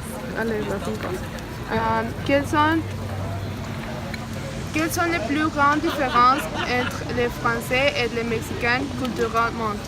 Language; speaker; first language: French; non-native, learner; Spanish